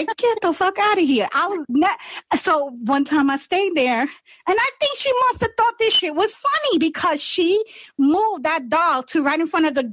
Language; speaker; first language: English; native; English